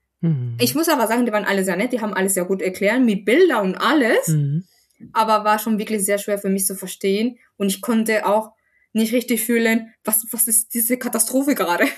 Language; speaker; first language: German; non-native, fluent; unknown